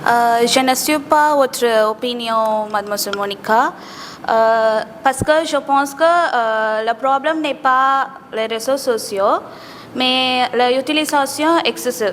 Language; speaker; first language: French; non-native, learner; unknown